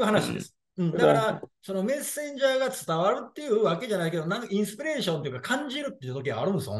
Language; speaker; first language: Japanese; native; Japanese